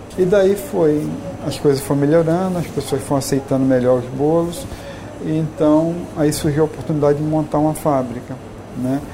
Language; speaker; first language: Portuguese; native; Portuguese